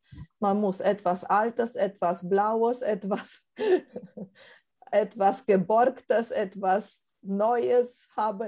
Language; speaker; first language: German; non-native, fluent; Romanian